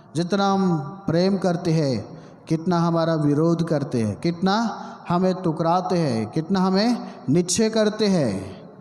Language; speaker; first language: Hindi; non-native, local second language; Telugu